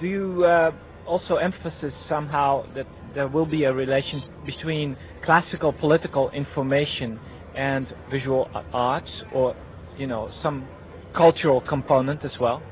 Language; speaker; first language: English; non-native, fluent; Dutch